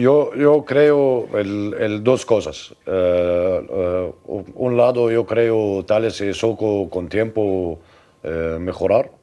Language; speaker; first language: Spanish; non-native, learner; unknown